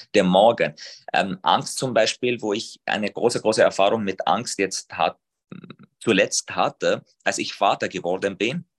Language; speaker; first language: German; non-native, fluent; Arabic